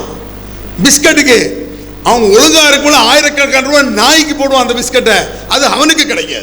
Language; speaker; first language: Tamil; native; Tamil